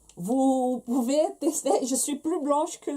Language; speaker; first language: French; non-native, fluent; Portuguese